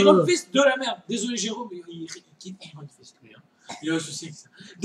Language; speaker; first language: French; native; French